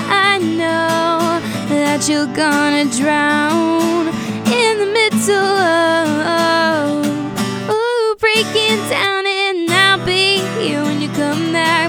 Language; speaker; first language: English; native; English